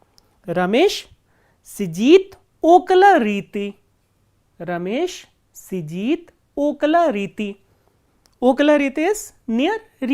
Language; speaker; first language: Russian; non-native, fluent; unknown